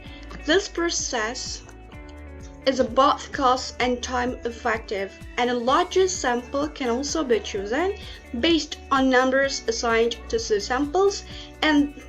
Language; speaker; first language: English; non-native, learner; Indonesian